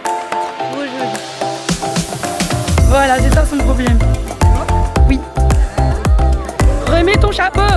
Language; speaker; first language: French; native; French